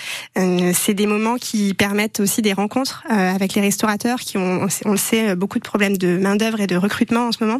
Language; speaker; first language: French; native; French